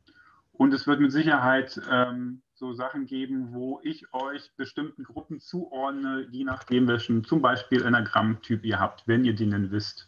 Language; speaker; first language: German; native; German